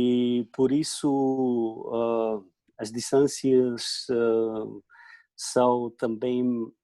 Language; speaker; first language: Portuguese; non-native, fluent; Slovenian